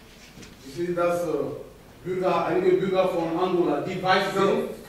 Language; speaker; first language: German; non-native, fluent; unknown